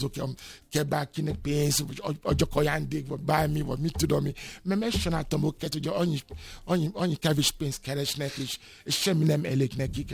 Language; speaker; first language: Hungarian; non-native, fluent; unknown